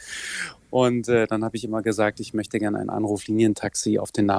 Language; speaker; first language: German; native; German